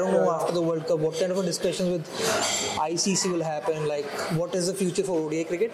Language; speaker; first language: English; non-native, local second language; Punjabi